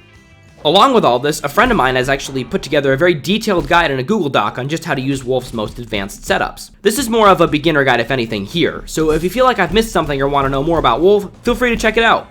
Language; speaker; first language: English; native; English